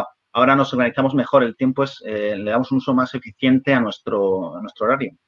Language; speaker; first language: Spanish; native; Spanish